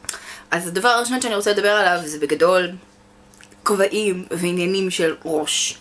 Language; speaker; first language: Hebrew; native; Hebrew